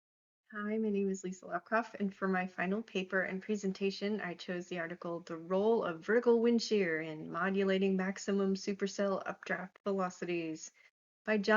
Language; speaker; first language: English; native; English